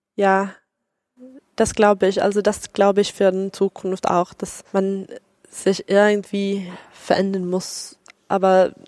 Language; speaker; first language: German; non-native, fluent; Swedish